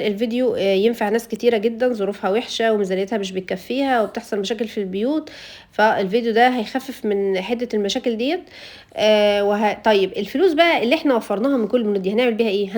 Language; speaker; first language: Arabic; native; Arabic